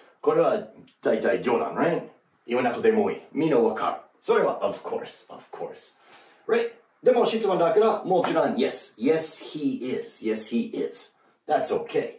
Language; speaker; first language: Japanese; non-native, learner; English